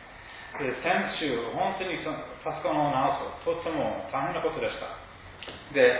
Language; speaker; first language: Japanese; non-native, fluent; English